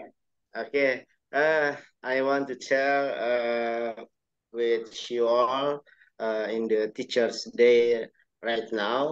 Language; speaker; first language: English; non-native, learner; Indonesian